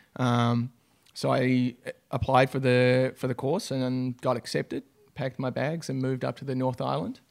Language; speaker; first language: English; native; English